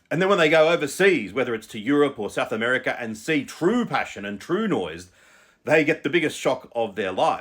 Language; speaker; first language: English; native; English